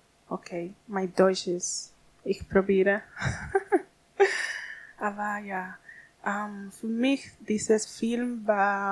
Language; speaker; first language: German; non-native, learner; Spanish